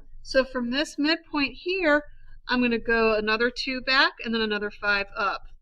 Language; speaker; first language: English; native; English